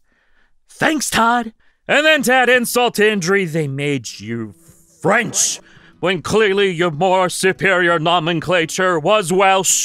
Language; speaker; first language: English; native; English